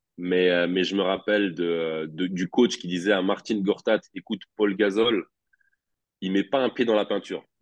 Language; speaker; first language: French; native; French